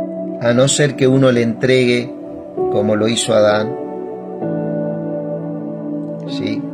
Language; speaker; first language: Spanish; native; Spanish